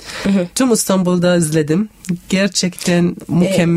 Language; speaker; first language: Turkish; non-native, fluent; Arabic